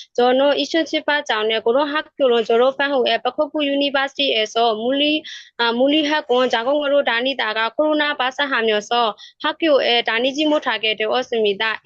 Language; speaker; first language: Korean; non-native, learner; Burmese